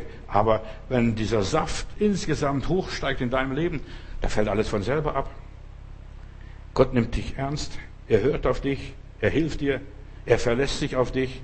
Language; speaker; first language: German; non-native, fluent; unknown